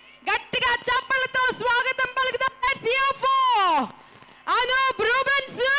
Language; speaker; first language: Telugu; native; Telugu